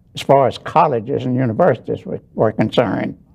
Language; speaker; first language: English; native; English